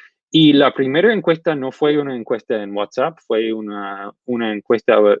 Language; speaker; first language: Spanish; non-native, fluent; English